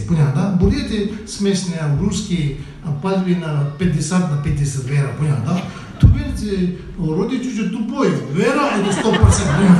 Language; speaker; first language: Russian; non-native, learner; Tibetan